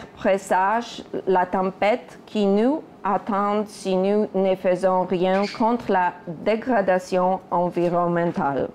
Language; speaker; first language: French; non-native, fluent; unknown